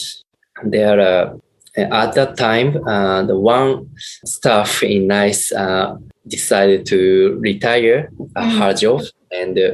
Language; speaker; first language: English; non-native, learner; Japanese